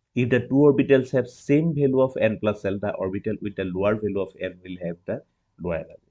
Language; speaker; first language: English; non-native, local second language; Assamese